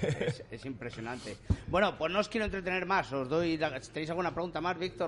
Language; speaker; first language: Spanish; native; Spanish